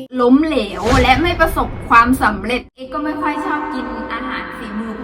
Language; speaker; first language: Thai; native; Thai